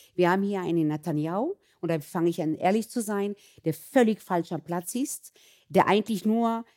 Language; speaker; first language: German; early bilingual, other home language; Hebrew